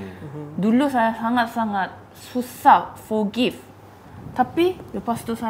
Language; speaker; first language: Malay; non-native, fluent; Korean